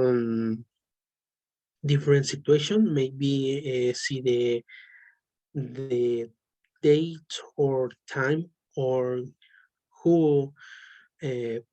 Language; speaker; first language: English; non-native, learner; Spanish